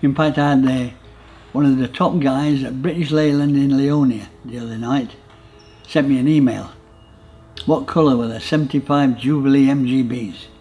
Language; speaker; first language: English; native; English